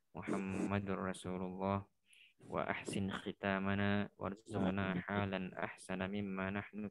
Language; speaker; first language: Arabic; non-native, fluent; Indonesian